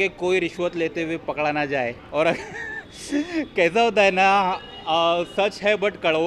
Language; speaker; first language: Hindi; native; Hindi